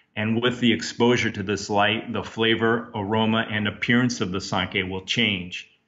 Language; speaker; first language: English; native; English